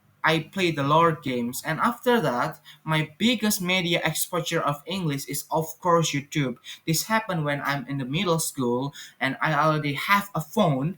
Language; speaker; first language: English; non-native, fluent; Indonesian